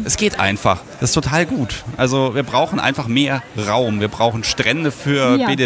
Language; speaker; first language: German; native; German